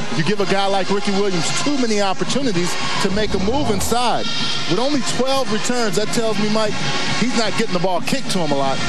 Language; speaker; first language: English; native; English